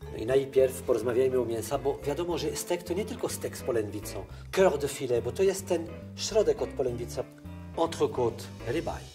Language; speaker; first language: Polish; non-native, fluent; French